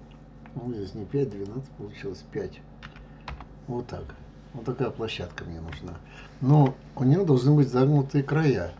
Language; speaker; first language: Russian; native; Russian